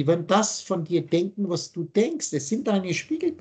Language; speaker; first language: German; native; German